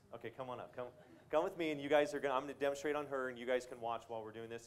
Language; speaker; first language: English; native; English